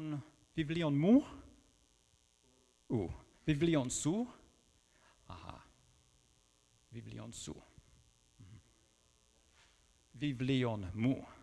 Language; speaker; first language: Greek; non-native, fluent; English